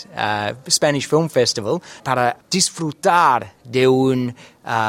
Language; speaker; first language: Spanish; non-native, fluent; English